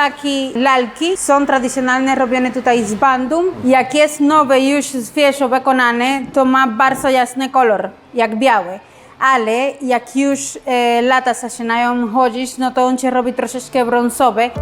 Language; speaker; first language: Polish; non-native, learner; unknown